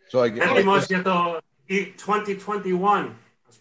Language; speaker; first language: Greek; early bilingual, heritage; Greek